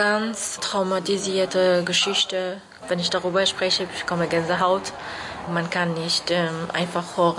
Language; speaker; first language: German; non-native, fluent; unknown